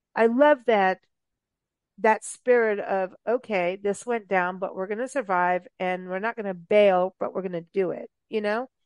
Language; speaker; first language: English; native; English